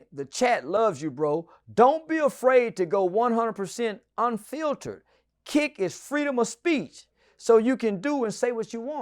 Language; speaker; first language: English; native; English